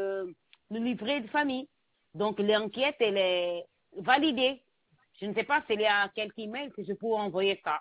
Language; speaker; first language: French; non-native, learner; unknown